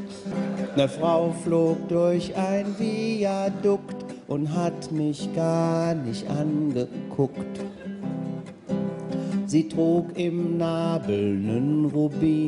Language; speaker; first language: German; native; German